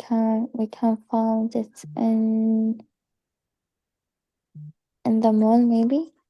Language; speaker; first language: English; non-native, learner; Arabic